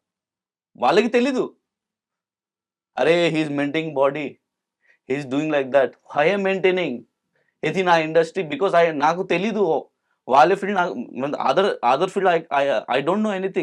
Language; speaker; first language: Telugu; non-native, local second language; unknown